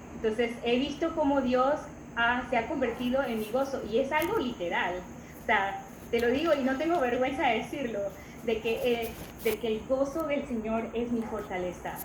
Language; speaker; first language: Spanish; native; Spanish